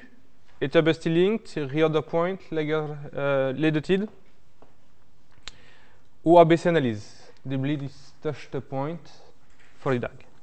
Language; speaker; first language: Norwegian; non-native, fluent; French